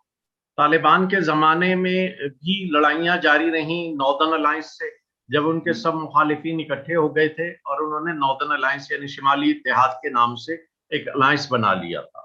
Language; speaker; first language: Urdu; native; Urdu